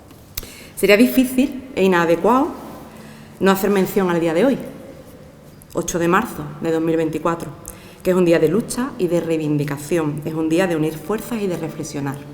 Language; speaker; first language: Spanish; native; Spanish